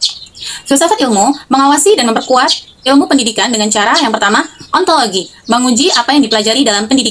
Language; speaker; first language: Indonesian; native; Indonesian